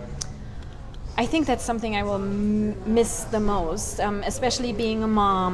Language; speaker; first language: English; non-native, fluent; German